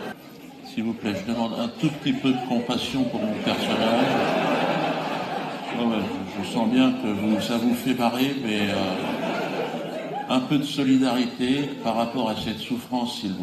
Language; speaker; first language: French; native; French